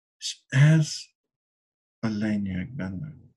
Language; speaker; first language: Hungarian; non-native, learner; English